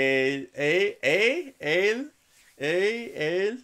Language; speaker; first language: Japanese; non-native, learner; English